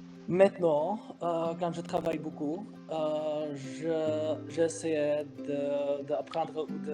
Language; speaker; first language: French; non-native, fluent; Czech